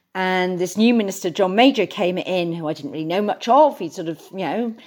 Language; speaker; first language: English; native; English